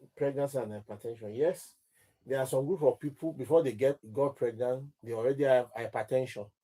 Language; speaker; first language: English; non-native, local second language; Yoruba